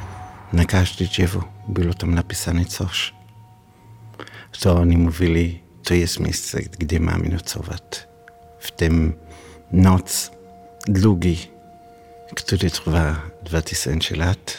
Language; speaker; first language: Polish; non-native, learner; Hebrew